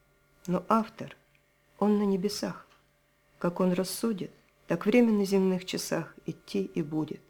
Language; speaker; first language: Russian; native; Russian